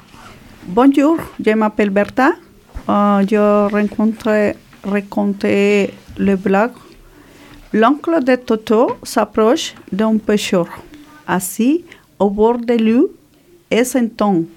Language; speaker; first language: French; non-native, learner; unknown